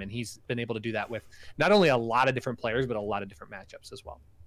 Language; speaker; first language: English; native; English